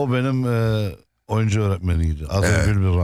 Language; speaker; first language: Turkish; non-native, fluent; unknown